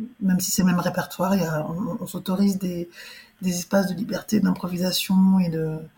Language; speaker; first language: French; early bilingual, other home language; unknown